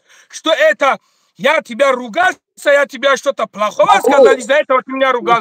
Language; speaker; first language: Russian; non-native, learner; Tajik